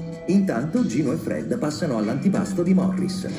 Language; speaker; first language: Italian; native; Italian